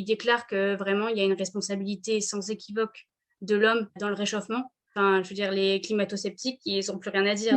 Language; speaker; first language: French; native; French